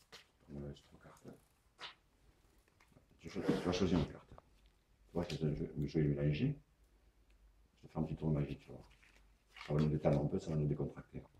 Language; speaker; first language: French; native; French